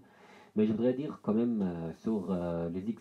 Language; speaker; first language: French; non-native, learner; Arabic